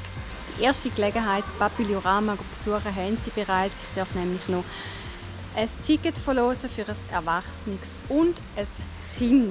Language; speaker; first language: German; native; German